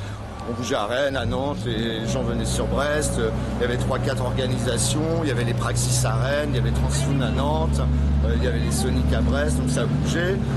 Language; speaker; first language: French; native; French